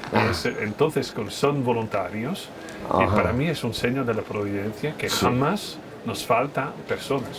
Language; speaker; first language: Spanish; non-native, fluent; French